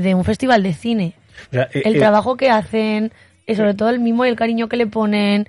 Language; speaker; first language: Spanish; native; Spanish